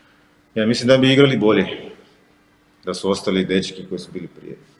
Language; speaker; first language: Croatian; non-native, fluent; Portuguese